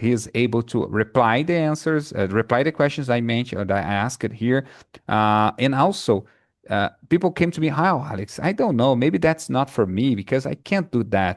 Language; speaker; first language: English; non-native, fluent; Portuguese